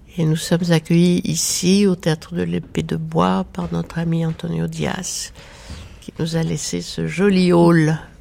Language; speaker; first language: French; native; French